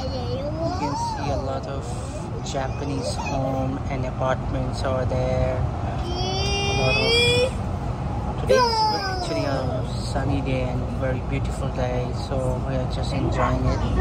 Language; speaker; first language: English; non-native, local second language; Urdu